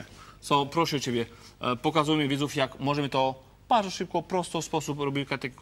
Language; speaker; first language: Polish; non-native, fluent; French